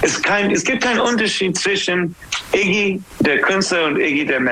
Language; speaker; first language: German; non-native, learner; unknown